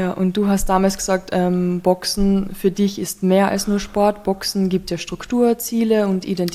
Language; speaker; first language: German; native; German